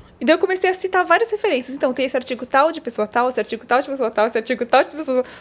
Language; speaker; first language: Portuguese; early bilingual, heritage; Portuguese